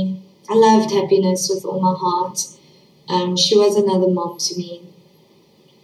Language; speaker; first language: English; native; English